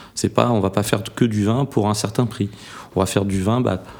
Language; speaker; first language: French; native; French